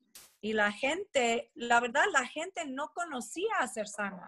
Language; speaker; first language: Spanish; non-native, fluent; English